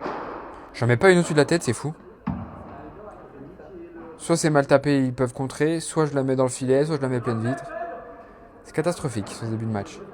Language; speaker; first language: French; native; French